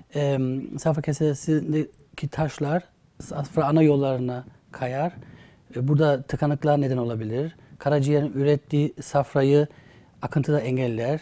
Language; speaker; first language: Turkish; early bilingual, heritage; Turkish